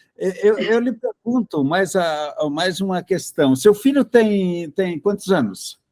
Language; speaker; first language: Portuguese; native; Portuguese